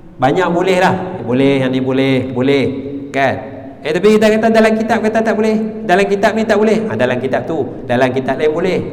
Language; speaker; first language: Malay; native; Malay